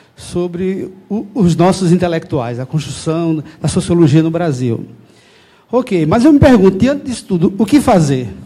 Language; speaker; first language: Portuguese; native; Portuguese